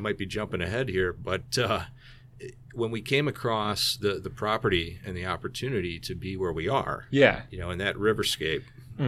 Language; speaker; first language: English; native; English